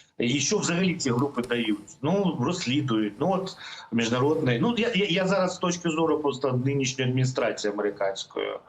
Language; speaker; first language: Ukrainian; non-native, local second language; Russian